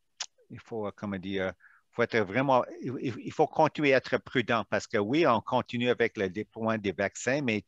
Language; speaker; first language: French; non-native, local second language; English